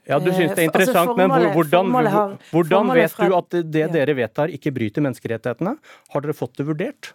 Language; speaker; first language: Norwegian; native; Norwegian